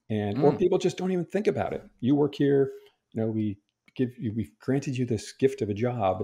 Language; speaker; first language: English; native; English